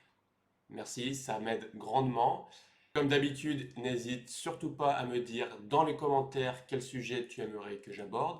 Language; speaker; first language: French; native; French